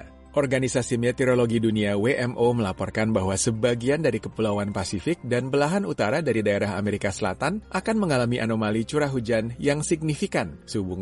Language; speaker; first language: Indonesian; native; Indonesian